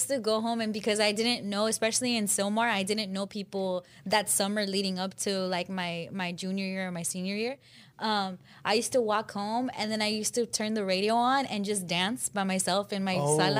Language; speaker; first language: English; early bilingual, other home language; Spanish